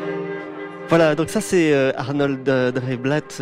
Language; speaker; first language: French; native; French